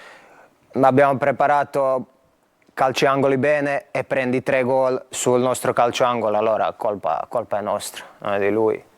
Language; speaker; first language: Italian; non-native, fluent; Croatian